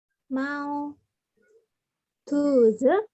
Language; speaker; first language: Chinese; non-native, learner; Indonesian